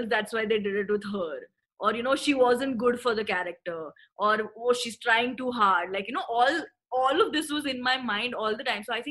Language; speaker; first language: English; non-native, local second language; Marathi